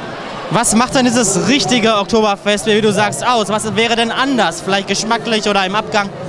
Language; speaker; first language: German; native; German